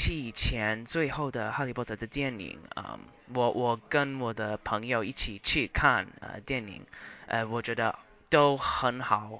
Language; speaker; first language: Chinese; non-native, learner; English